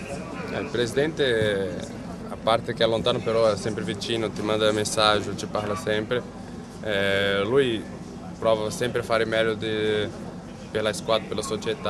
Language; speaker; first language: Italian; non-native, fluent; Portuguese